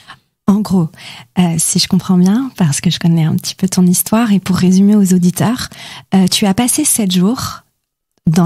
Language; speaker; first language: French; native; French